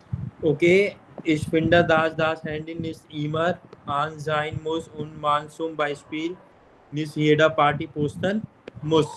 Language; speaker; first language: German; non-native, fluent; Hindi